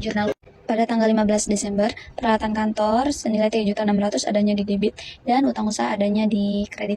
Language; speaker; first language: Indonesian; native; Indonesian